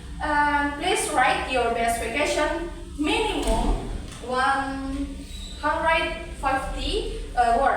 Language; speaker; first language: English; non-native, learner; Indonesian